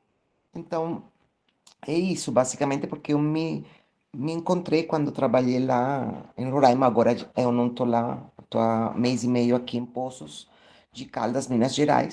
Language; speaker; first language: Portuguese; non-native, fluent; Spanish